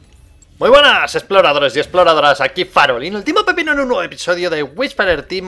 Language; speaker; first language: Spanish; native; Spanish